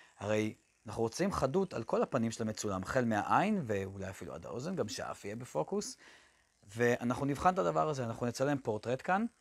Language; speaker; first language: Hebrew; native; Hebrew